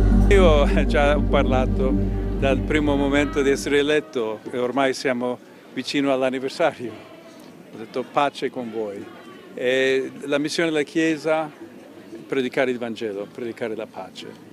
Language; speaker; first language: Italian; non-native, fluent; English